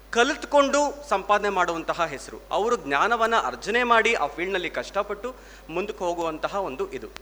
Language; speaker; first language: Kannada; non-native, local second language; Telugu